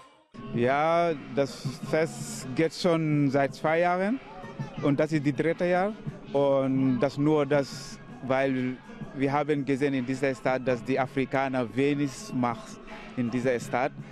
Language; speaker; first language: German; non-native, learner; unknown